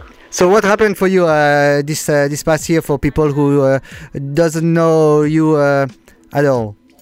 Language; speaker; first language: English; non-native, fluent; French